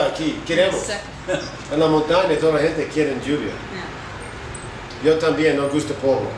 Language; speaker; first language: Spanish; non-native, learner; English